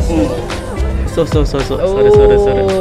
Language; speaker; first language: Japanese; non-native, fluent; Indonesian